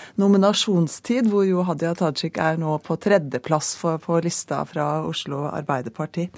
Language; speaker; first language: Norwegian; native; Norwegian